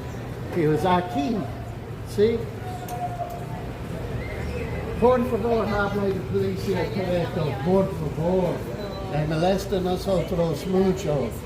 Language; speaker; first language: Spanish; non-native, learner; English